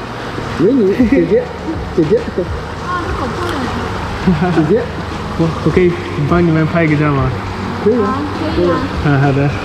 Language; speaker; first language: Chinese; non-native, fluent; English